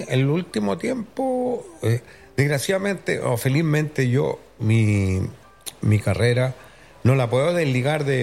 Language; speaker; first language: Spanish; native; Spanish